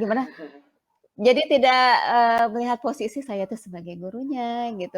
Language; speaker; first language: Indonesian; non-native, local second language; Sundanese